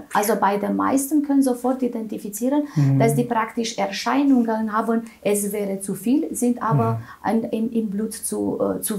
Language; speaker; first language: German; non-native, fluent; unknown